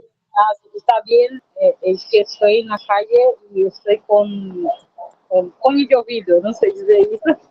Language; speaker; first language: Spanish; non-native, learner; Portuguese